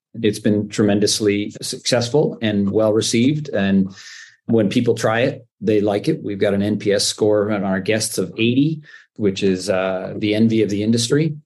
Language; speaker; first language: English; native; English